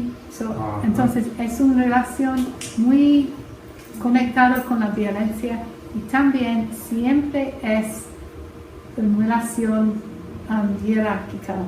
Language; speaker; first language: Spanish; non-native, fluent; English